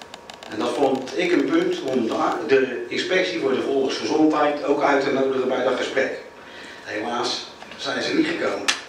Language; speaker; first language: Dutch; native; Dutch